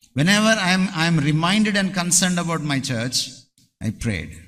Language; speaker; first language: English; non-native, local second language; Telugu